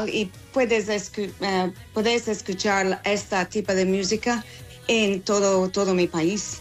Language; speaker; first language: Spanish; non-native, fluent; English